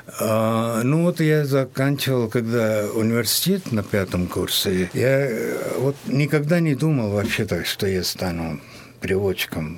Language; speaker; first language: Russian; non-native, fluent; Hindi